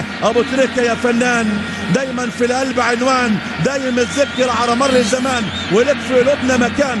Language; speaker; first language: Arabic; native; Arabic